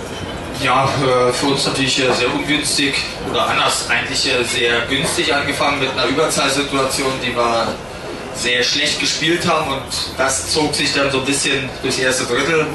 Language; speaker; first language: German; native; German